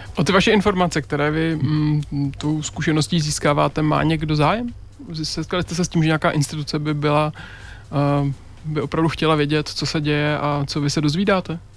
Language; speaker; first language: Czech; native; Czech